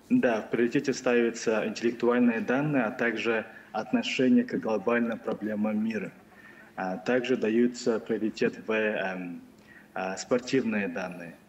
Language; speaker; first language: Russian; non-native, local second language; Kazakh